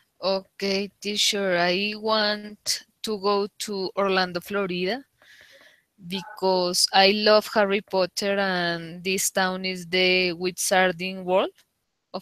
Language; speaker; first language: English; non-native, learner; Spanish